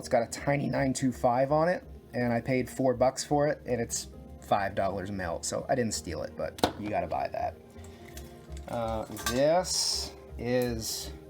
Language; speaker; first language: English; native; English